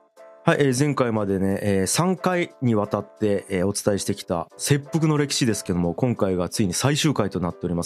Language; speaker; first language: Japanese; native; Japanese